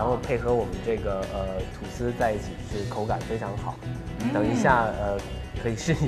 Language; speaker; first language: Chinese; native; Chinese